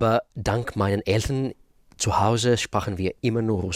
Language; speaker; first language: German; non-native, fluent; Russian